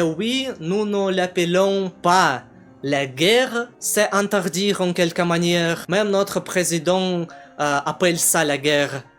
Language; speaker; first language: French; non-native, learner; Russian